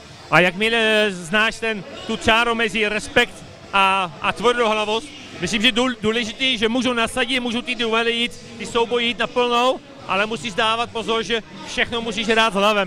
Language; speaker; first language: Czech; early bilingual, heritage; Czech